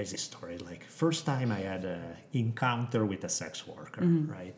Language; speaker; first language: English; non-native, fluent; Italian